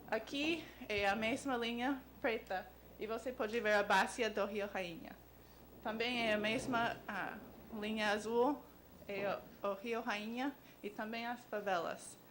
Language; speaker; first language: Portuguese; non-native, learner; English